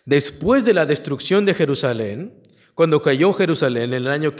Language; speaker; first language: Spanish; native; Spanish